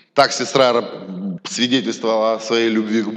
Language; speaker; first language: Polish; non-native, learner; Russian